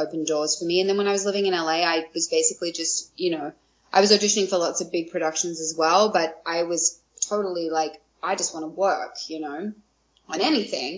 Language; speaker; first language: English; native; English